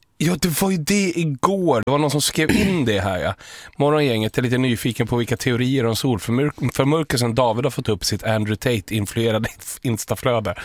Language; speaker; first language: Swedish; native; Swedish